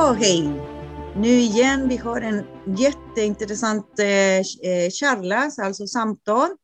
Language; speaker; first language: Swedish; non-native, fluent; Spanish